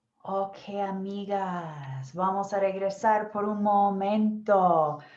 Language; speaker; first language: Spanish; non-native, fluent; English